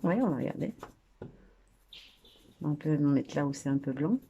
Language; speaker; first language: French; native; French